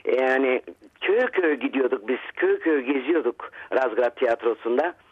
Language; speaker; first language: Turkish; native; Turkish